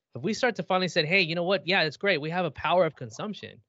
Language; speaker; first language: English; early bilingual, other home language; Spanish